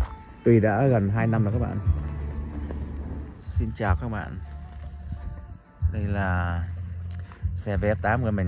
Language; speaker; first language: Vietnamese; early bilingual, heritage; Vietnamese